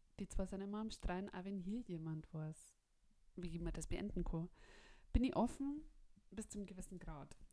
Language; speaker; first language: German; native; German